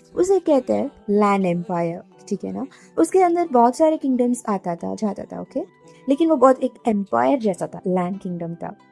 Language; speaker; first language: Hindi; non-native, local second language; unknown